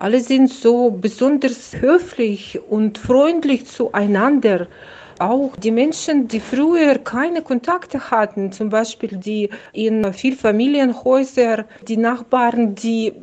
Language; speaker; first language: German; non-native, fluent; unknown